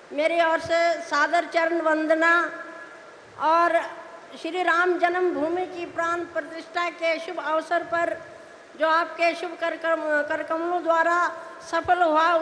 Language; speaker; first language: Hindi; native; Hindi